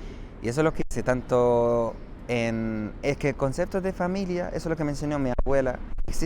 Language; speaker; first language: Spanish; non-native, fluent; Arabic